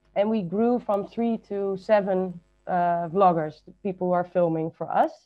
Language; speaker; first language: English; non-native, fluent; Dutch